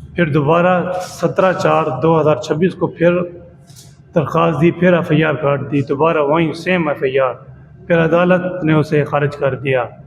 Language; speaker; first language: Urdu; non-native, local second language; Saraiki